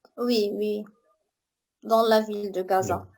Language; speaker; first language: French; non-native, learner; Arabic